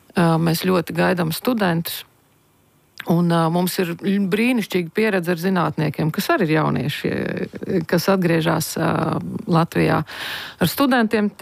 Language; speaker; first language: Latvian; native; Latvian